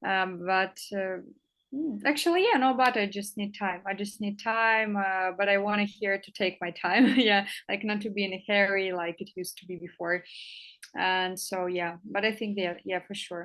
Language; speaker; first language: English; non-native, fluent; Russian